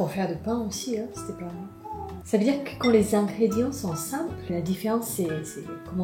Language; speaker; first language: French; non-native, learner; Japanese